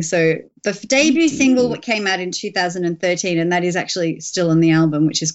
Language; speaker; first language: English; native; English